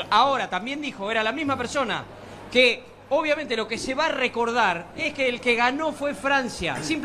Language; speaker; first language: Spanish; native; Spanish